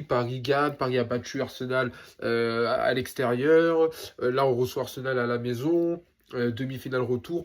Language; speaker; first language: French; native; French